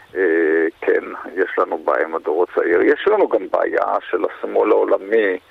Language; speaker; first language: Hebrew; native; Hebrew